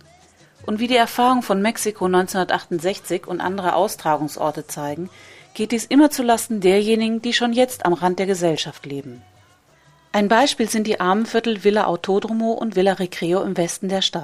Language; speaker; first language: German; native; German